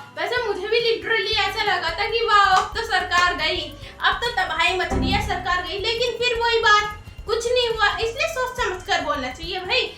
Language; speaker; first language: Hindi; native; Hindi